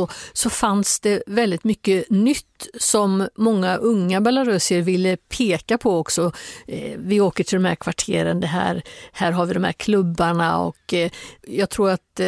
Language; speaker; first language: Swedish; native; Swedish